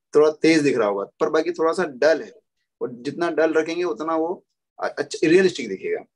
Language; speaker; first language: Hindi; native; Hindi